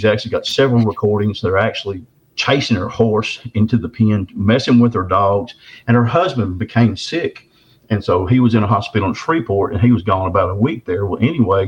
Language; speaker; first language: English; native; English